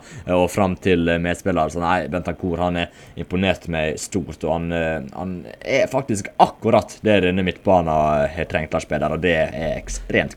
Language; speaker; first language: Norwegian; native; Norwegian